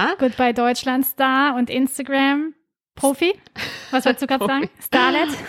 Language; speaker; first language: German; native; German